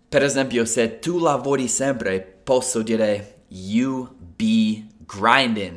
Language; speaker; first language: Italian; non-native, fluent; English